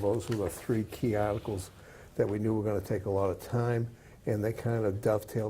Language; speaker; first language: English; native; English